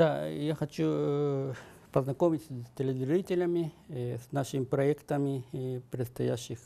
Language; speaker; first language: Russian; non-native, fluent; Japanese